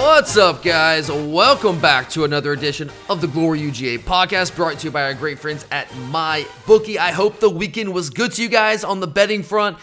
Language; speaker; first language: English; native; English